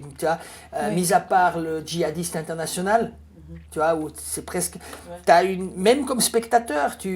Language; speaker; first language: French; native; French